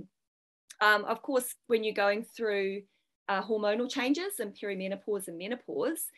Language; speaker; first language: English; native; English